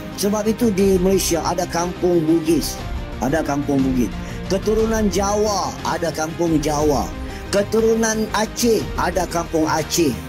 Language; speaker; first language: Malay; native; Malay